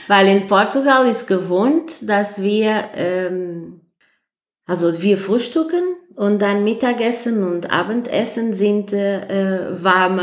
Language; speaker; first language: German; non-native, fluent; Portuguese